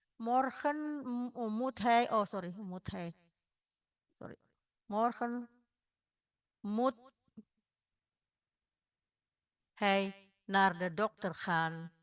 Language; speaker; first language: Dutch; non-native, fluent; Indonesian